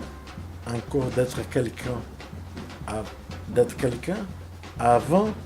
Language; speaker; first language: French; non-native, fluent; Portuguese